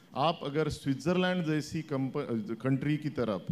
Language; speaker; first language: Hindi; non-native, local second language; Marathi